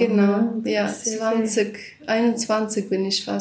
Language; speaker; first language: German; non-native, learner; Kurdish